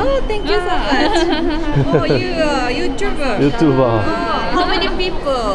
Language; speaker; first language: English; non-native, learner; Chinese